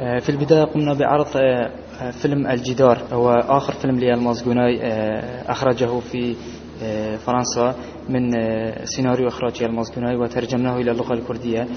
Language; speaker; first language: Arabic; non-native, local second language; Kurdish